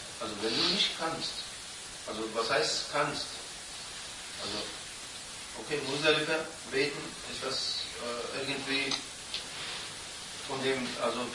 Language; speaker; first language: German; non-native, learner; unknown